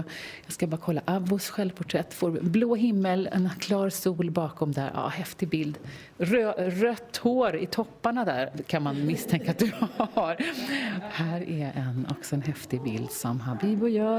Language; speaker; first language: Swedish; native; Swedish